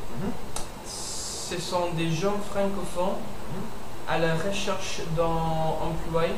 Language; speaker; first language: French; non-native, learner; English